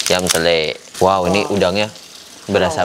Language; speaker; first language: Indonesian; native; Indonesian